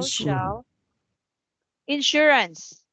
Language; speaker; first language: English; non-native, fluent; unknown